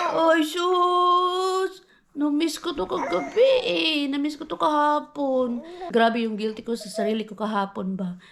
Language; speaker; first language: Filipino; non-native, local second language; Cebuano